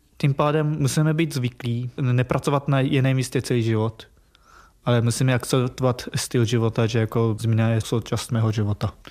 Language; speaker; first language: Czech; non-native, fluent; Japanese